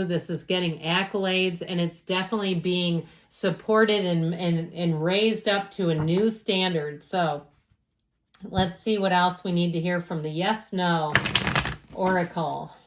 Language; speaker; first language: English; native; English